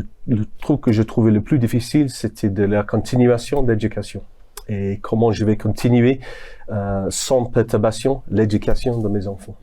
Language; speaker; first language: French; non-native, fluent; English